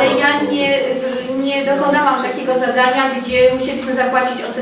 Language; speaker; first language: Polish; native; Polish